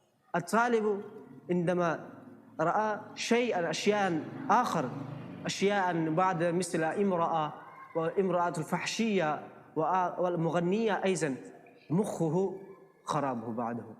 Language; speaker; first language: Arabic; non-native, learner; Urdu